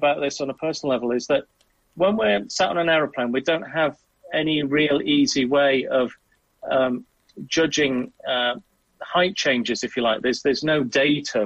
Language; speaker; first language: English; native; English